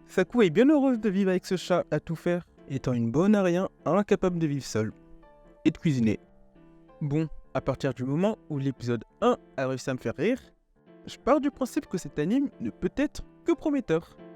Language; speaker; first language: French; native; French